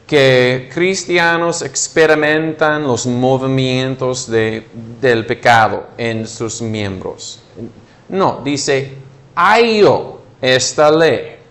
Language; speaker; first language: Spanish; non-native, fluent; English